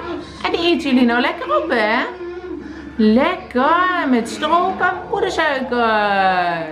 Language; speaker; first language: Dutch; native; Dutch